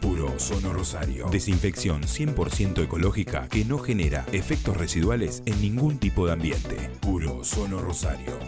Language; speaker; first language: Spanish; native; Spanish